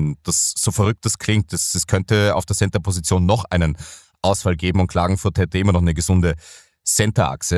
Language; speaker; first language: German; native; German